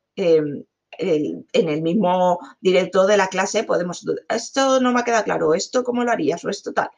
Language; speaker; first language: Spanish; native; Spanish